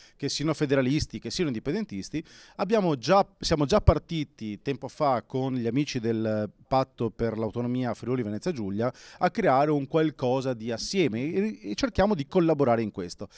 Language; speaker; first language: Italian; non-native, local second language; Venetian